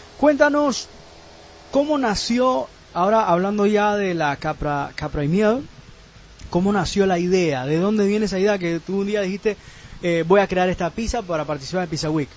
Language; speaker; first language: Spanish; native; Spanish